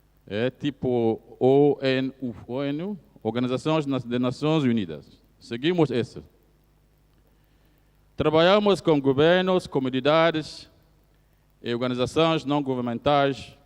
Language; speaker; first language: Portuguese; non-native, fluent; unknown